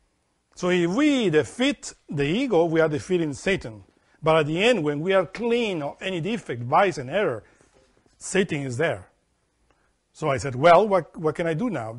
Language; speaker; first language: English; non-native, fluent; Spanish